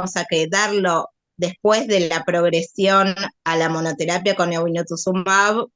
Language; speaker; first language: Spanish; native; Spanish